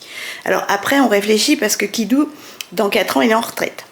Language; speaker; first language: French; native; French